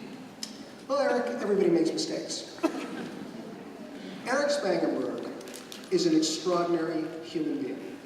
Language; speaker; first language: English; native; English